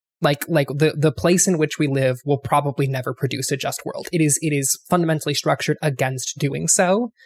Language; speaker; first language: English; native; English